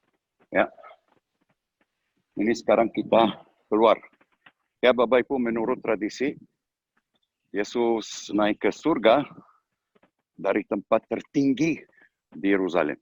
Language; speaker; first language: Indonesian; non-native, learner; Hebrew